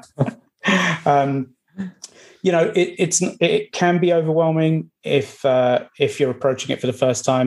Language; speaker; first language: English; native; English